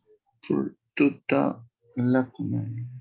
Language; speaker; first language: Italian; non-native, learner; Spanish